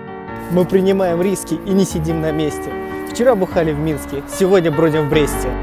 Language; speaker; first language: Russian; native; Russian